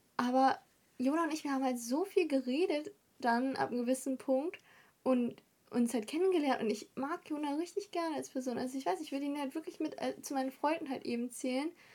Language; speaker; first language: German; early bilingual, other home language; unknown